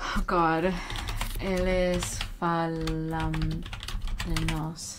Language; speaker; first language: Portuguese; non-native, learner; English